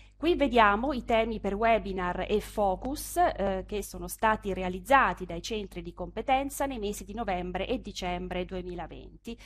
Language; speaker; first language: Italian; native; Italian